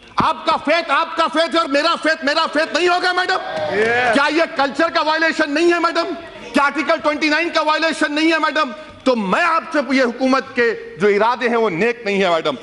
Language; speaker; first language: Urdu; native; Urdu